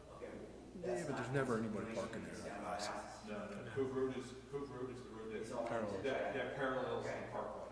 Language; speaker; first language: English; native; English